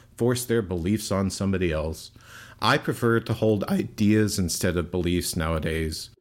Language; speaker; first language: English; native; English